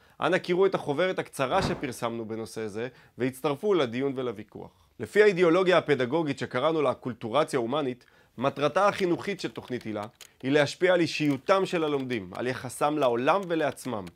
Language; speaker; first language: Hebrew; native; Hebrew